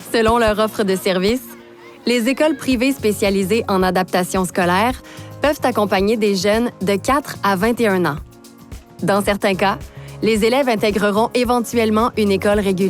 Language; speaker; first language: French; native; French